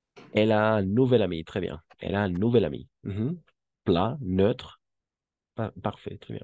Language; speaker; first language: French; non-native, fluent; Spanish